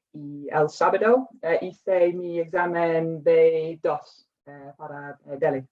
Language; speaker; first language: Spanish; non-native, fluent; English